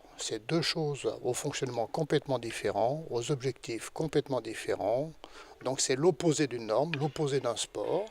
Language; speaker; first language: French; native; French